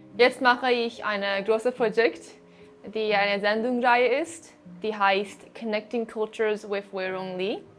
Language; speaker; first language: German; non-native, fluent; Chinese